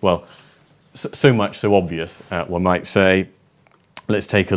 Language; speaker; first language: English; native; English